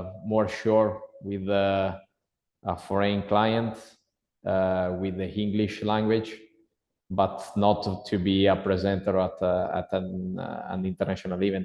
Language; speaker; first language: English; non-native, learner; Italian